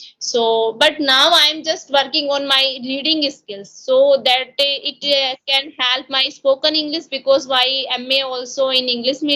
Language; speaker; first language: English; non-native, local second language; Hindi